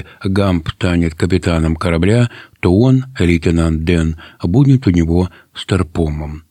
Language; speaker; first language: Russian; native; Russian